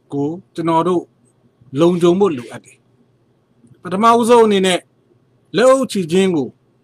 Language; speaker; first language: Burmese; non-native, local second language; Rohingya